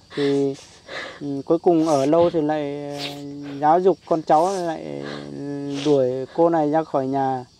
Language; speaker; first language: Vietnamese; non-native, local second language; Iu Mien